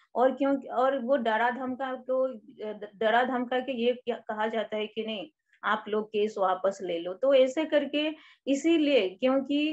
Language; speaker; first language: Hindi; non-native, local second language; Odia